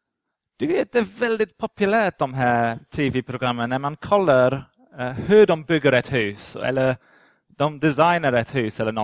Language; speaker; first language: Swedish; non-native, fluent; English